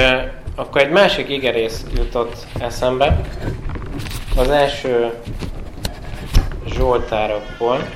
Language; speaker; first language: Hungarian; non-native, fluent; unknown